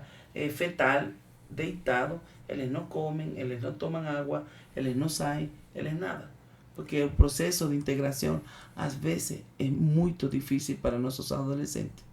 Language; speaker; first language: Portuguese; non-native, fluent; Spanish